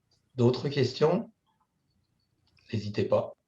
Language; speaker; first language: French; native; French